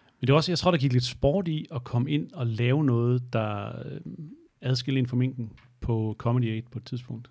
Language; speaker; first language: Danish; native; Danish